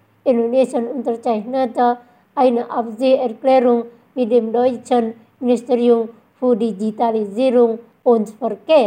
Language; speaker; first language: German; non-native, fluent; Indonesian